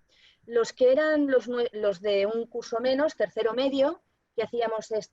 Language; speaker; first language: Spanish; native; Spanish